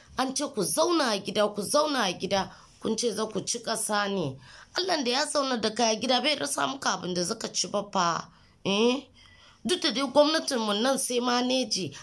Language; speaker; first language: Hausa; native; Hausa